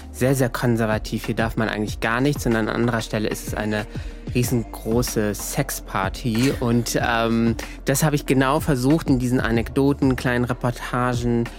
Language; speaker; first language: German; early bilingual, other home language; Arabic